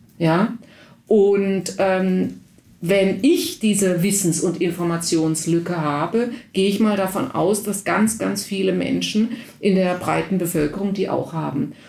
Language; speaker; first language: German; native; German